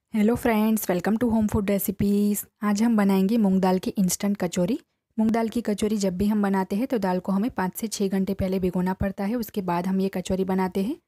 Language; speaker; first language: Hindi; non-native, local second language; Gujarati